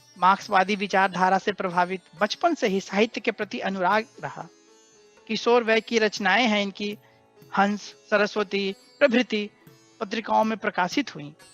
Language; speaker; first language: Hindi; native; Hindi